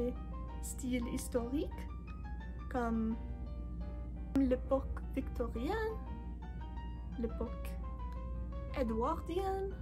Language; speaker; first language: French; non-native, learner; English